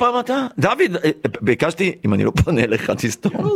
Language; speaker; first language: Hebrew; native; Hebrew